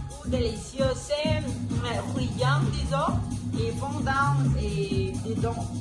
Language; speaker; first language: French; non-native, learner; Spanish